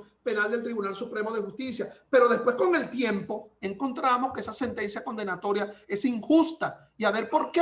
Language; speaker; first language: Spanish; native; Spanish